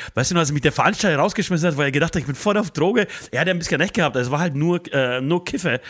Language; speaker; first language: German; native; German